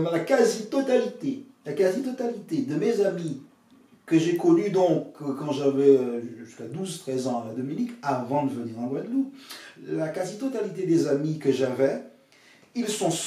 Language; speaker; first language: French; non-native, fluent; English